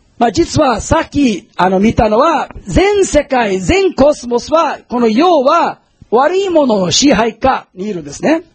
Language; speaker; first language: Japanese; non-native, fluent; English